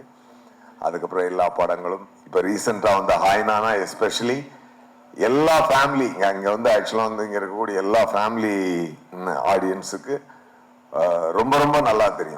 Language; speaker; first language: Tamil; native; Tamil